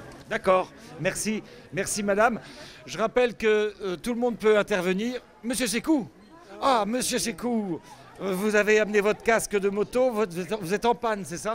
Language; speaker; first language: French; native; French